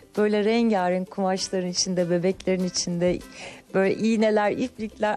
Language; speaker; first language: Turkish; native; Turkish